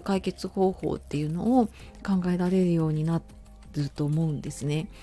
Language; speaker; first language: Japanese; native; Japanese